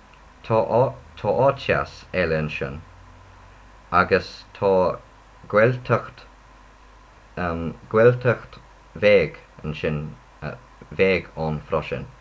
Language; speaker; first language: Irish; non-native, learner; English